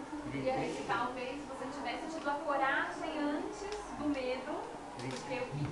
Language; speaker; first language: Portuguese; native; Portuguese